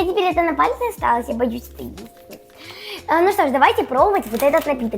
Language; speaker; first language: Russian; native; Russian